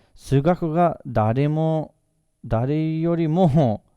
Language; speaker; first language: Japanese; non-native, fluent; English